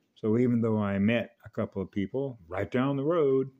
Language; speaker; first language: English; native; English